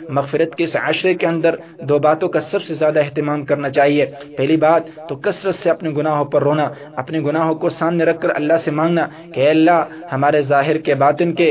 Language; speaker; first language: Urdu; native; Urdu